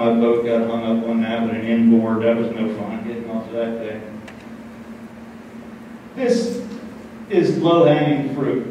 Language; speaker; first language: English; native; English